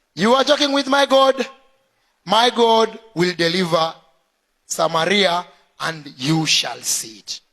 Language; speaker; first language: English; non-native, local second language; Swahili